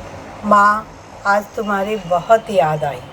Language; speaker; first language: Hindi; native; Hindi